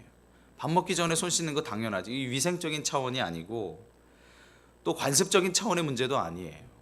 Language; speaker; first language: Korean; native; Korean